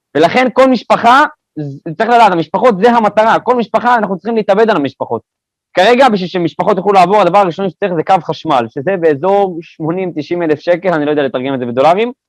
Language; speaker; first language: Hebrew; native; Hebrew